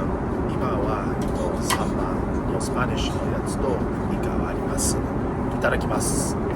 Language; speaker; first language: Japanese; non-native, learner; English